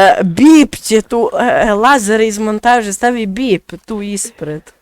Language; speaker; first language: Bosnian; native; Bosnian